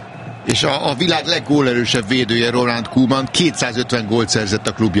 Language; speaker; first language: Hungarian; native; Hungarian